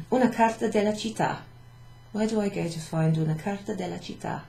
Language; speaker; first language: Italian; non-native, fluent; English